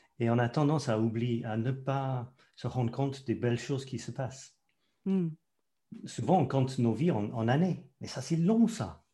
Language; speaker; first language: French; non-native, fluent; English